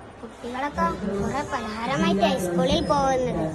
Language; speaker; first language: Malayalam; native; Malayalam